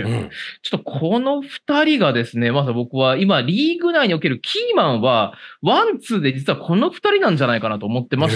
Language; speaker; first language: Japanese; native; Japanese